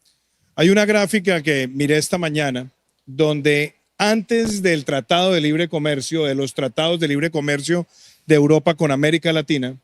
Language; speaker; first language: Spanish; native; Spanish